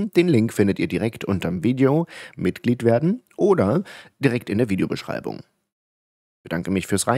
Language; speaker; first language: German; native; German